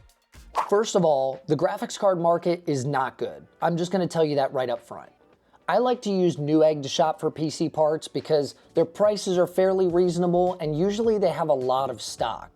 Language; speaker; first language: English; native; English